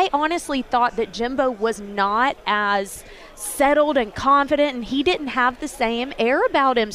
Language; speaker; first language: English; native; English